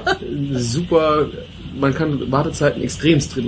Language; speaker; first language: German; native; German